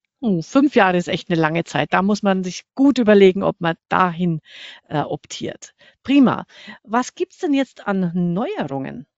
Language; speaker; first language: German; native; German